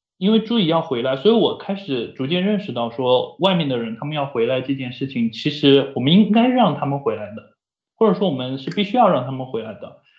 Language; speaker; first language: Chinese; native; Chinese